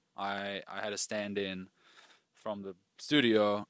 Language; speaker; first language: English; non-native, fluent; German